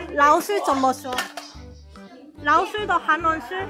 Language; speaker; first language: Chinese; non-native, fluent; Korean